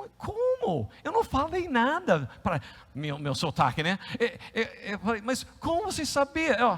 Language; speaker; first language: Portuguese; non-native, fluent; English